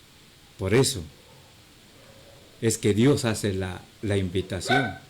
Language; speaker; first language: Spanish; native; Spanish